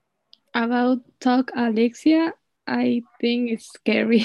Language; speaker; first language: English; non-native, learner; Spanish